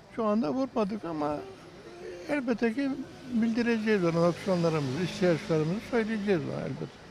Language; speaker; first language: Turkish; native; Turkish